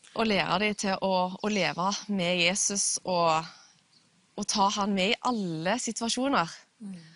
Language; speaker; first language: Norwegian; native; Norwegian